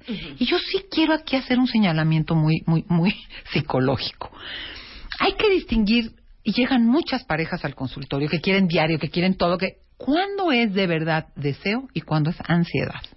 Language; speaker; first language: Spanish; native; Spanish